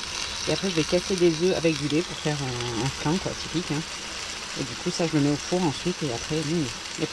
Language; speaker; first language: French; native; French